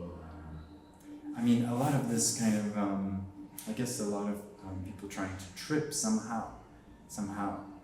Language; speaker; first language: English; native; English